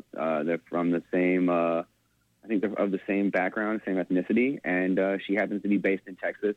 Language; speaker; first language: English; native; English